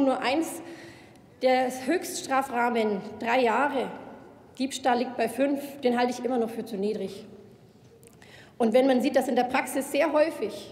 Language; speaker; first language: German; native; German